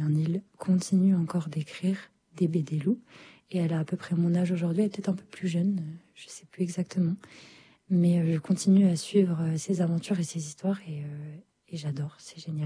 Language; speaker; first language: French; native; French